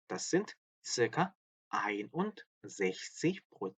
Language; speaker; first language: German; non-native, fluent; Korean